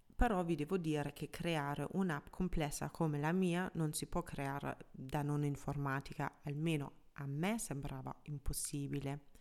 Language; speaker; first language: Italian; non-native, fluent; German